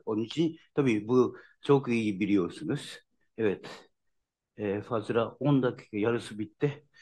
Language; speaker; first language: Turkish; non-native, learner; Japanese